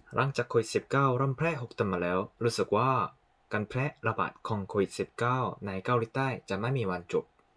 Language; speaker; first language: Thai; non-native, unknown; Korean